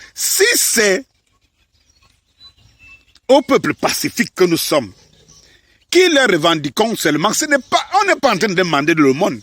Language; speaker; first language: French; native; French